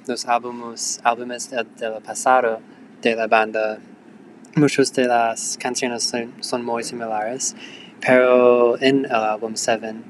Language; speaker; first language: Spanish; non-native, learner; English